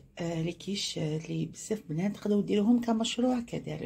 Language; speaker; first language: Arabic; native; Arabic